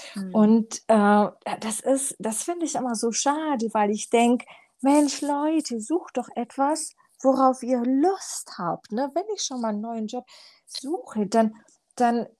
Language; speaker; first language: German; early bilingual, other home language; Romanian